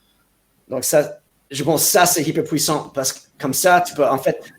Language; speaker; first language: French; non-native, fluent; English